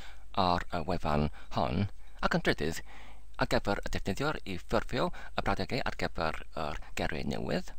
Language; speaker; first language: Welsh; non-native, learner; English